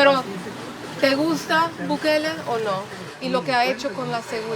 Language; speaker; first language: Spanish; non-native, fluent; English